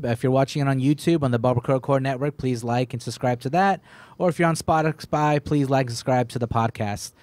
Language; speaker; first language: English; native; English